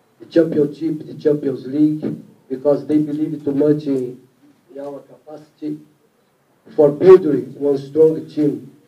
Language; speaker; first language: English; non-native, learner; Portuguese